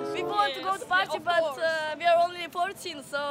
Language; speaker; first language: English; non-native, learner; Russian